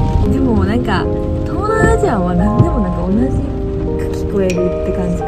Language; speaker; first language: Japanese; non-native, fluent; Korean